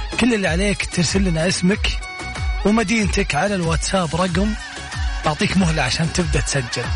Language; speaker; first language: Arabic; native; Arabic